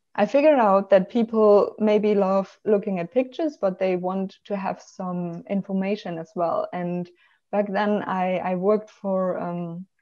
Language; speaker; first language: English; non-native, fluent; German